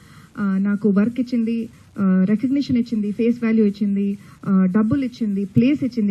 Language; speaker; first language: Telugu; non-native, fluent; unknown